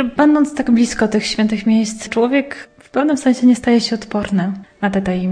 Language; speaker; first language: Polish; native; Polish